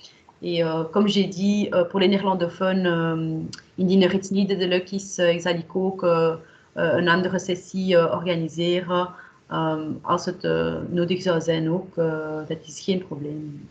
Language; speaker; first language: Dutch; non-native, local second language; French